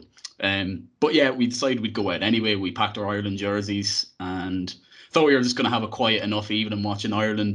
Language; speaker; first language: English; native; English